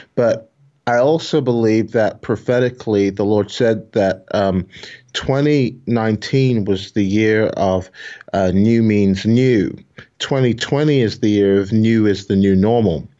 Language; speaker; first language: English; native; English